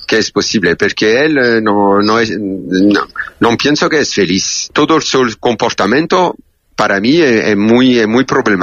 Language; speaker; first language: Spanish; non-native, learner; French